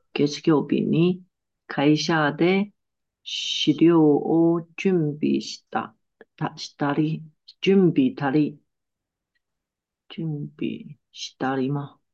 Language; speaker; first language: Japanese; non-native, learner; Chinese